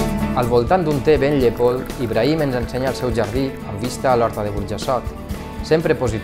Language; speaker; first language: Catalan; native; Catalan